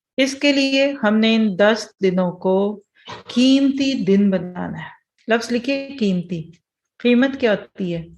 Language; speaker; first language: Urdu; early bilingual, heritage; Urdu